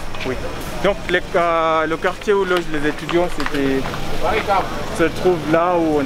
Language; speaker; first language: French; non-native, fluent; Luo (Kenya and Tanzania)